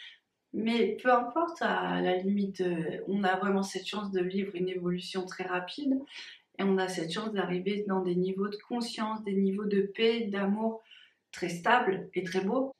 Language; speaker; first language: French; native; French